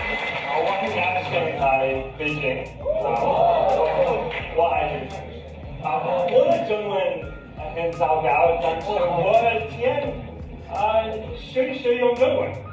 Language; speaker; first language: Chinese; non-native, learner; English